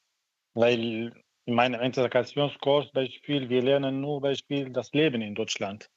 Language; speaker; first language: German; non-native, learner; Arabic